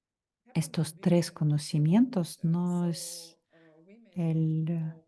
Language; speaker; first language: Spanish; non-native, fluent; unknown